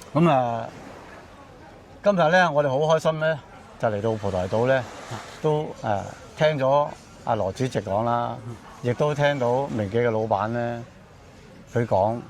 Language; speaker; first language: Cantonese; native; Cantonese